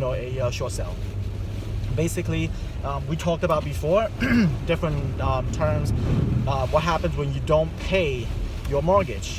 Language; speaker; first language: English; non-native, fluent; Chinese